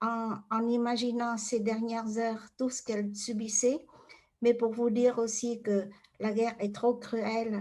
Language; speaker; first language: French; non-native, fluent; Vietnamese